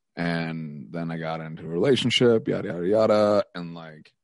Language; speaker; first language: English; native; English